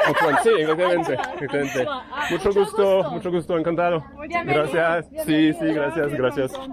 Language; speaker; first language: Spanish; non-native, learner; French